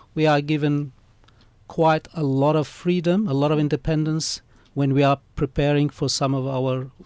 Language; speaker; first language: English; early bilingual, other home language; Arabic